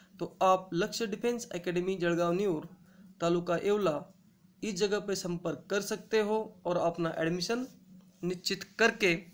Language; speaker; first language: Hindi; non-native, local second language; Marathi